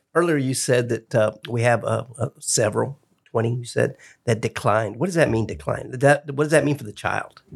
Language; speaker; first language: English; early bilingual, other home language; Spanish